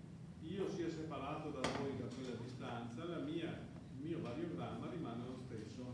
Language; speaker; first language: Italian; native; Italian